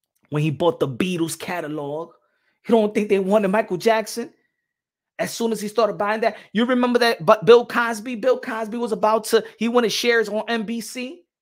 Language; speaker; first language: English; early bilingual, other home language; Spanish